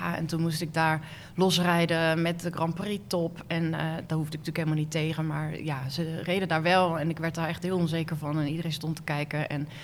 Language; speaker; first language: Dutch; native; Dutch